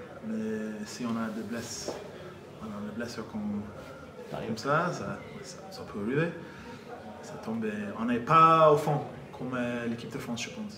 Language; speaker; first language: French; non-native, fluent; English